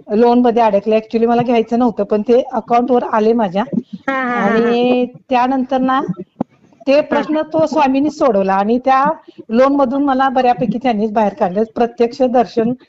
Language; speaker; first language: Marathi; native; Marathi